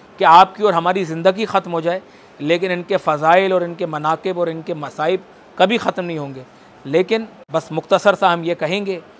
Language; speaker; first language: Hindi; native; Hindi